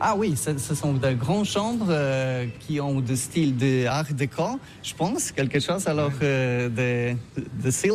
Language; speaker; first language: French; non-native, learner; Polish